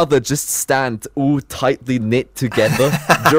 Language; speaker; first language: English; non-native, fluent; Norwegian